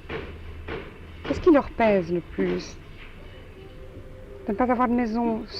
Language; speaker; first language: French; native; French